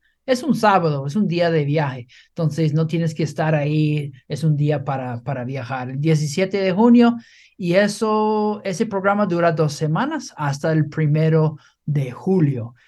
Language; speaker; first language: Spanish; non-native, fluent; English